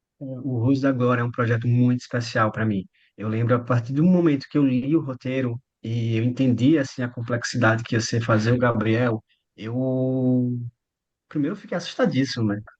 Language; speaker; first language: Portuguese; native; Portuguese